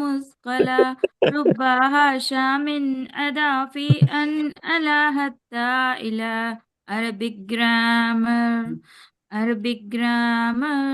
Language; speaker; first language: Arabic; non-native, learner; Urdu